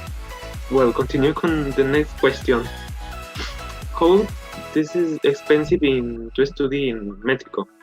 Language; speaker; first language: English; non-native, learner; Spanish